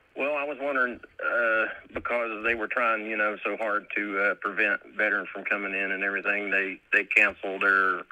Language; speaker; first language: English; native; English